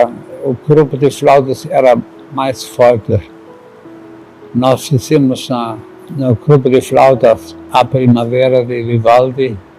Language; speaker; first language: Portuguese; non-native, fluent; German